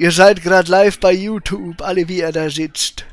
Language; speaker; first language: German; native; German